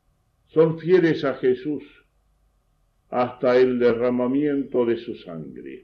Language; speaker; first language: Spanish; native; Spanish